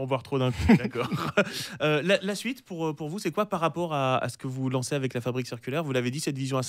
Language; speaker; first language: French; native; French